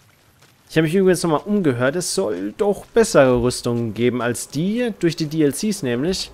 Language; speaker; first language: German; native; German